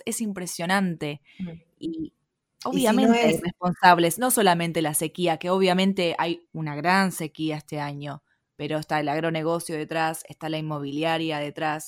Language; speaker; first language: Spanish; native; Spanish